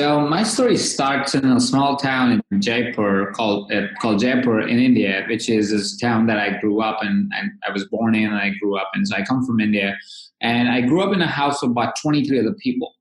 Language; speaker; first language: English; non-native, local second language; Hindi